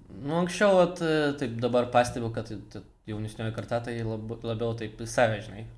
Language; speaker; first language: Lithuanian; non-native, local second language; Russian